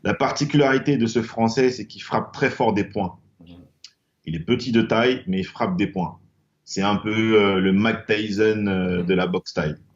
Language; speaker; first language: French; native; French